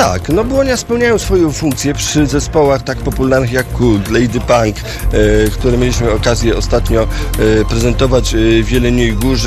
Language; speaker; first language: Polish; native; Polish